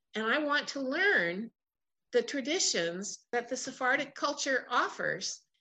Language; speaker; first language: English; native; English